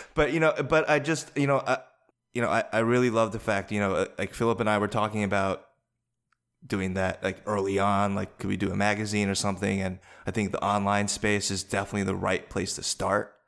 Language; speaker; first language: English; native; English